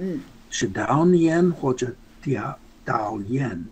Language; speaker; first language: Chinese; non-native, learner; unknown